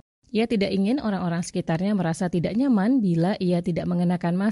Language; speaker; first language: Indonesian; native; Indonesian